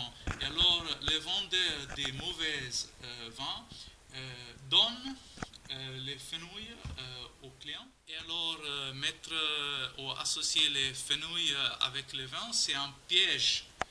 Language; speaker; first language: French; non-native, learner; Italian